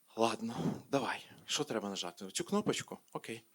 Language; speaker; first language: Ukrainian; non-native, local second language; Russian